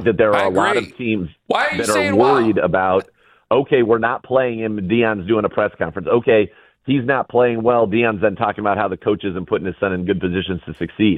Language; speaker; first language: English; native; English